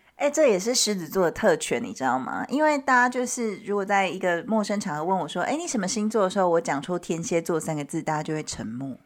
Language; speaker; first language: Chinese; native; Chinese